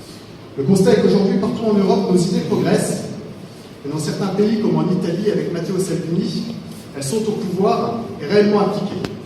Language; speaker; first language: French; native; French